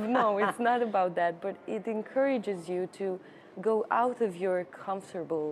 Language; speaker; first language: English; non-native, fluent; Romanian